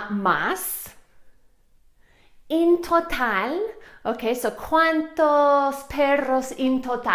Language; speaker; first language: Spanish; non-native, fluent; English